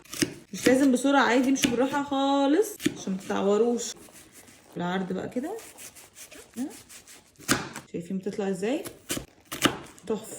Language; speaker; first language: Arabic; native; Arabic